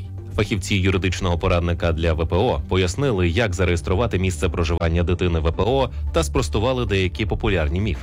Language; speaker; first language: Ukrainian; native; Ukrainian